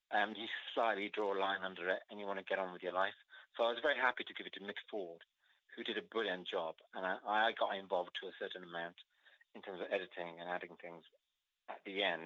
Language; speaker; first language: English; native; English